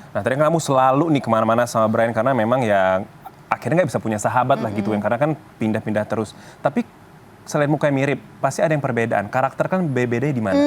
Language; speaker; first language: Indonesian; native; Indonesian